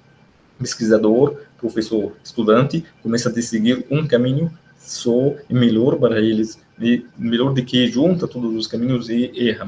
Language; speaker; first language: Portuguese; non-native, fluent; Arabic